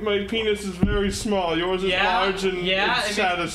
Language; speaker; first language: English; native; English